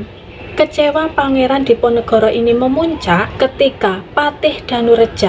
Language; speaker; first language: Indonesian; native; Indonesian